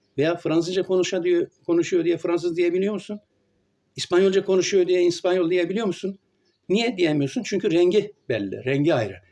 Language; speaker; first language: Turkish; native; Turkish